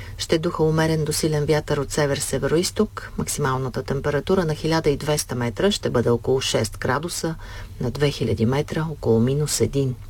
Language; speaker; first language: Bulgarian; native; Bulgarian